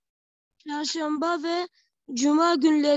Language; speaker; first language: Turkish; non-native, learner; Persian